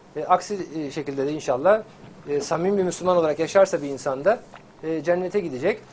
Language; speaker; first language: Turkish; native; Turkish